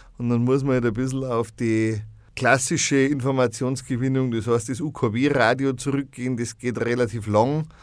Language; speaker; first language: German; native; German